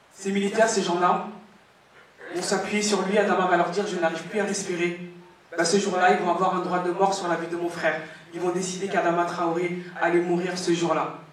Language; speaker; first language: French; native; French